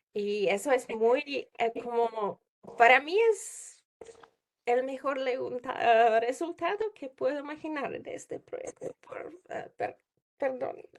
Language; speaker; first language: Spanish; non-native, learner; Czech